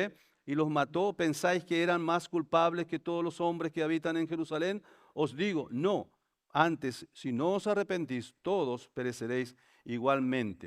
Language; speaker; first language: Spanish; native; Spanish